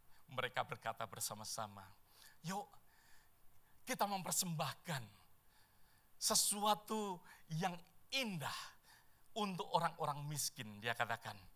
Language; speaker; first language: Indonesian; native; Indonesian